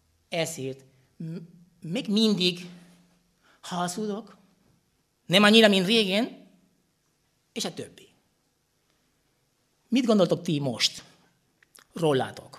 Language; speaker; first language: Hungarian; non-native, fluent; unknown